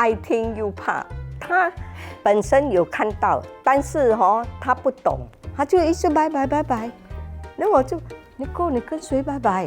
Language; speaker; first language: Chinese; native; Chinese